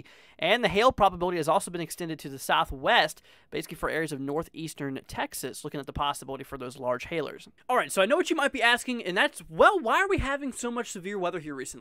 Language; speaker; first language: English; native; English